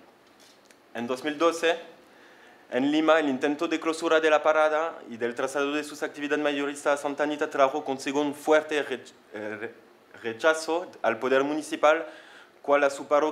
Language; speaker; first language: Spanish; non-native, fluent; French